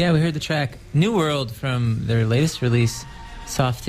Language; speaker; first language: English; native; English